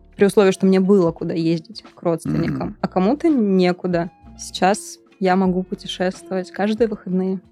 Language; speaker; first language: Russian; native; Russian